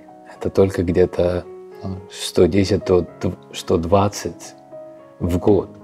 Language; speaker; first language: Russian; non-native, local second language; Estonian